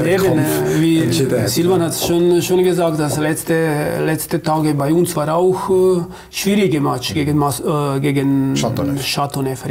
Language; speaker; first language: German; non-native, fluent; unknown